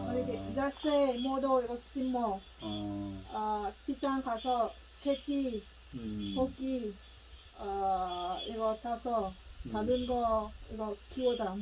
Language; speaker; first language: Korean; non-native, learner; Lao